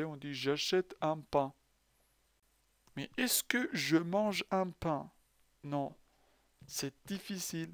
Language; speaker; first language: French; non-native, fluent; Persian